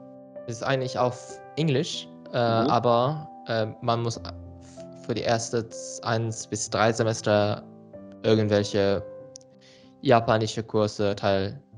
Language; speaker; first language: German; non-native, learner; Indonesian